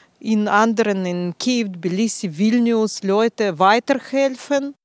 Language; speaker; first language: German; non-native, fluent; Russian